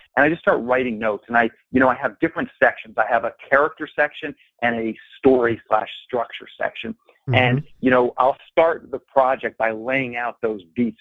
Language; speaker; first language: English; native; English